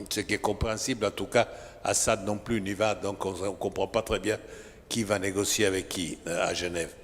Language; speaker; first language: French; non-native, fluent; Italian